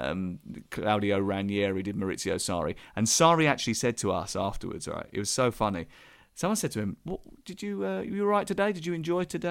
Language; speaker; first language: English; native; English